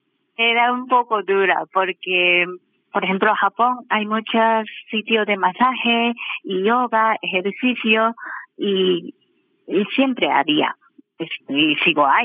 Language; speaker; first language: Spanish; non-native, learner; Japanese